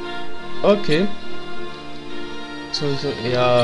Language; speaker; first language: German; native; German